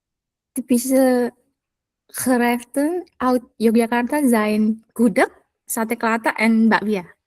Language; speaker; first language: Dutch; non-native, learner; Indonesian